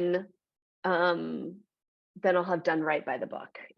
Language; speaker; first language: English; native; English